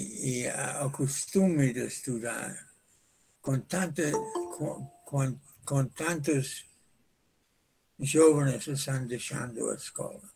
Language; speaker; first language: Portuguese; non-native, fluent; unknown